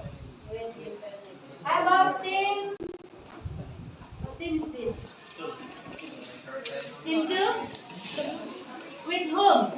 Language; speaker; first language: English; non-native, learner; Indonesian